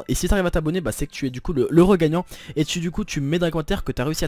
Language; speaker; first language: French; native; French